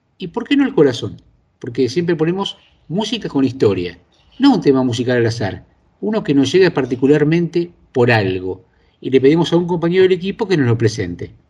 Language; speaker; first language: Spanish; native; Spanish